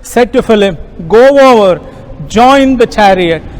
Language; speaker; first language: English; non-native, local second language; Kannada